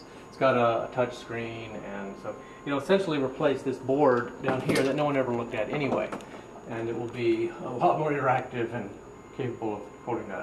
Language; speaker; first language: English; native; English